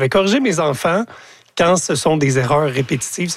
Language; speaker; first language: French; native; French